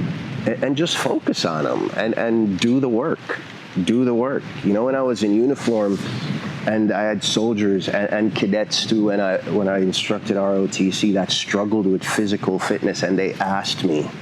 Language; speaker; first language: English; native; English